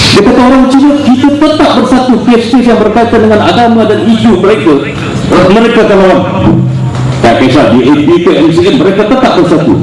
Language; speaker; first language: Malay; native; Malay